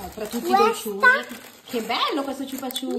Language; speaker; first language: Italian; native; Italian